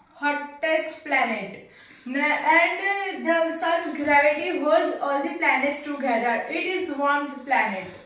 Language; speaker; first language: English; non-native, local second language; Hindi